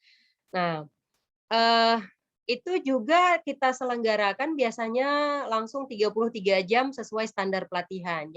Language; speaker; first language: Indonesian; native; Indonesian